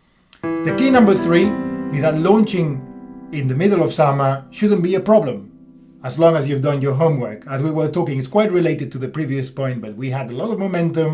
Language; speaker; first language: English; non-native, fluent; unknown